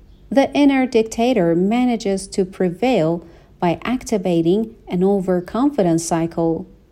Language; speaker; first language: English; non-native, fluent; Persian